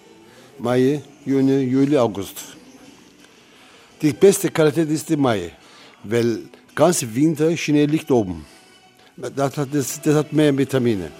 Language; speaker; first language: German; non-native, learner; Turkish